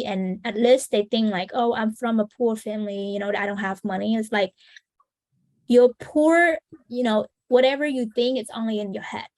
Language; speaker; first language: English; non-native, fluent; Vietnamese